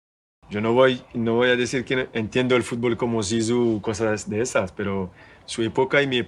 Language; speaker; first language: Spanish; non-native, learner; French